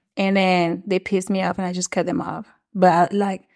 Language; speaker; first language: English; non-native, fluent; French